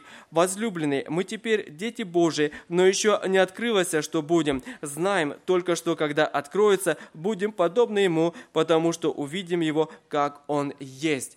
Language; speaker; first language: Russian; native; Russian